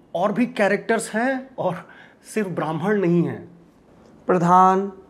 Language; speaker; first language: Hindi; native; Hindi